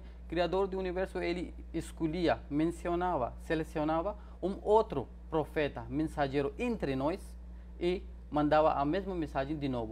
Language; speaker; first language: Portuguese; non-native, fluent; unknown